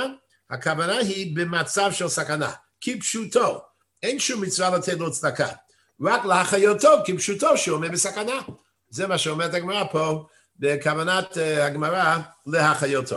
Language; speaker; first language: Hebrew; non-native, fluent; English